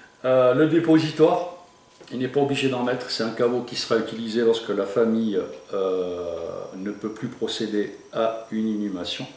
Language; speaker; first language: French; native; French